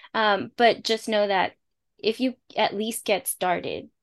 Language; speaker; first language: English; early bilingual, other home language; Spanish